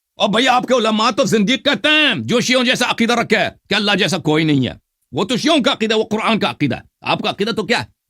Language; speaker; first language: Urdu; non-native, fluent; Persian